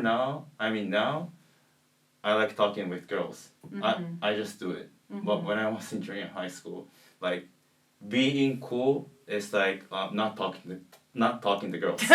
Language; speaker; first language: English; non-native, learner; Japanese